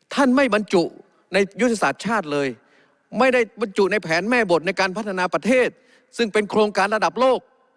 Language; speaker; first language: Thai; native; Thai